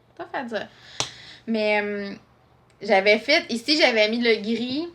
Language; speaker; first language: French; native; French